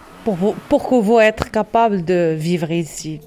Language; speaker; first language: French; non-native, learner; Arabic